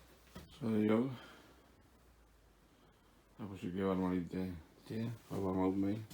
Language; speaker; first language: Swedish; non-native, fluent; Spanish